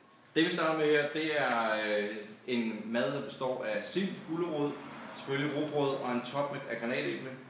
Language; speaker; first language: Danish; native; Danish